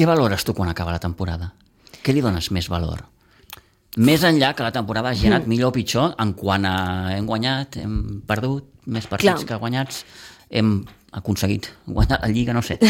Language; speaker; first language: Catalan; native; Catalan